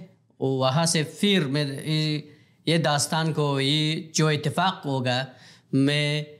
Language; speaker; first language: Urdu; non-native, learner; Pashto